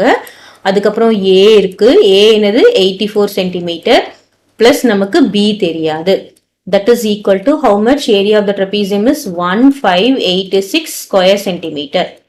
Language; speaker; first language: Tamil; native; Tamil